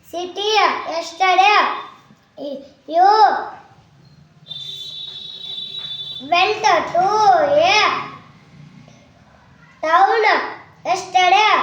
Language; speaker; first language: English; non-native, learner; Telugu